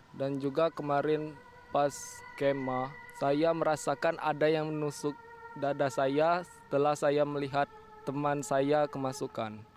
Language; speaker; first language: Indonesian; non-native, local second language; Minangkabau